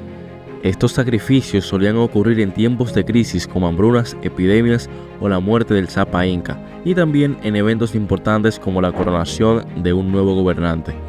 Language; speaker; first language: Spanish; native; Spanish